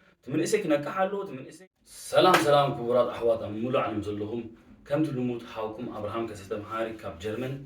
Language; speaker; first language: Tigrinya; early bilingual, heritage; Tigrinya